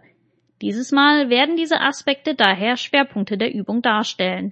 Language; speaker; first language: German; native; German